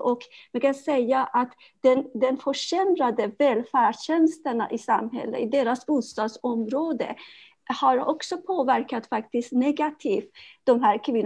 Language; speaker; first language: Swedish; non-native, fluent; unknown